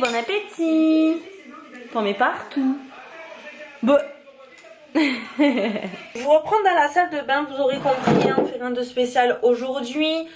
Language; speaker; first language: French; native; French